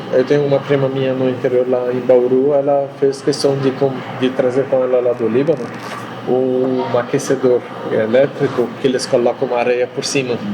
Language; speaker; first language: Portuguese; non-native, fluent; Arabic